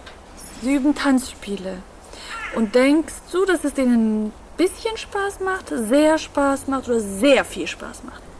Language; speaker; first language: German; non-native, fluent; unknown